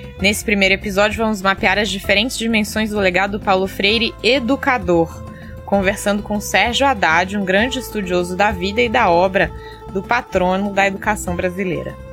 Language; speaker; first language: Portuguese; native; Portuguese